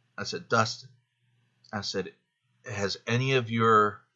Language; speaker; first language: English; native; English